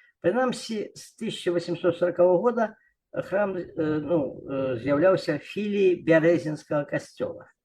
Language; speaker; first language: Belarusian; non-native, local second language; Russian